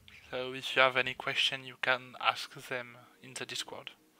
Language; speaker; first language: English; non-native, learner; French